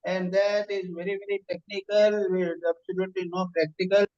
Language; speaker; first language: English; non-native, local second language; Hindi